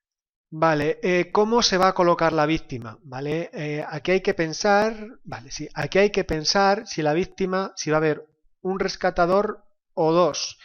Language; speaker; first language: Spanish; native; Spanish